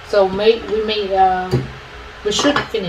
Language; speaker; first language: English; non-native, fluent; Vietnamese